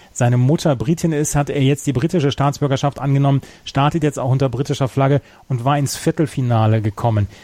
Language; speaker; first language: German; native; German